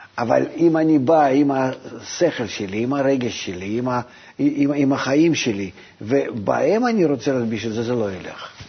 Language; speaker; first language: Hebrew; non-native, fluent; Russian